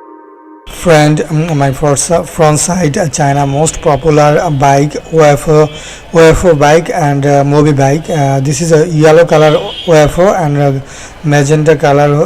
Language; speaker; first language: English; non-native, learner; Bangla